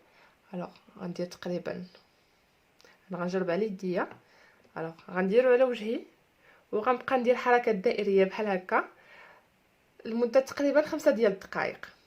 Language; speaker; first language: Arabic; native; Arabic